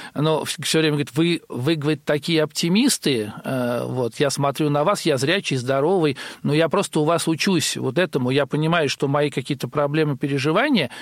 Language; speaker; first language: Russian; native; Russian